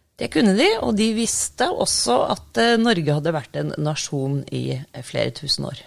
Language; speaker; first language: Norwegian; native; Norwegian